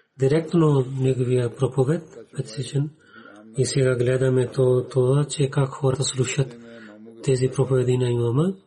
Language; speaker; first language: Bulgarian; non-native, learner; Urdu